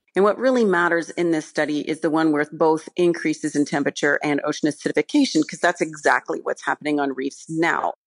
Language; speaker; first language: English; native; English